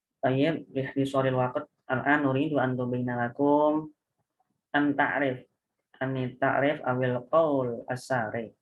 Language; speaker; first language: Arabic; non-native, learner; Indonesian